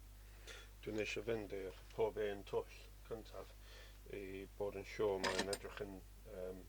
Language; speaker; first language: Welsh; non-native, learner; English